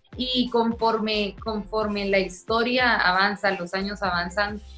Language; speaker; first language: Spanish; native; Spanish